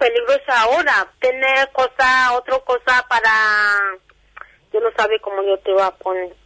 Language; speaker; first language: Spanish; non-native, learner; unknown